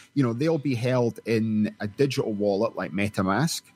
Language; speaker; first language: English; native; English